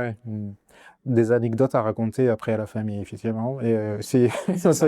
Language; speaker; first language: French; native; French